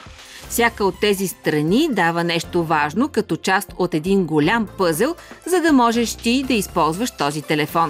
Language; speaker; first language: Bulgarian; native; Bulgarian